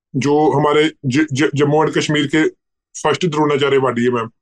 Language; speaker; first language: Hindi; native; Hindi